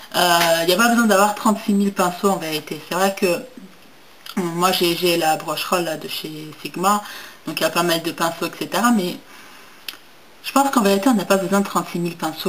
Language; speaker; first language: French; native; French